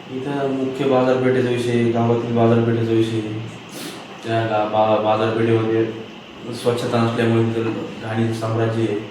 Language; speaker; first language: Marathi; native; Marathi